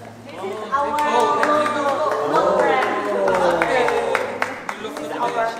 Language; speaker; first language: English; non-native, learner; Indonesian